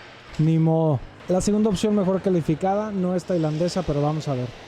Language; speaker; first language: Spanish; native; Spanish